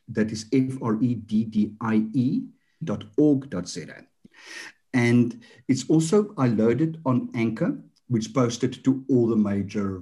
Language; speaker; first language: English; non-native, local second language; Afrikaans